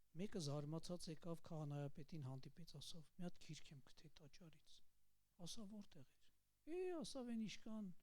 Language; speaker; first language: Armenian; native; Armenian